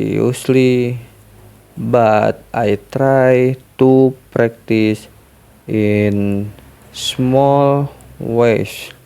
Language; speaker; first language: English; non-native, learner; Indonesian